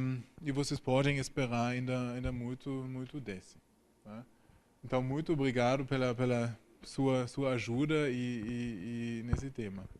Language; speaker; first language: Portuguese; non-native, fluent; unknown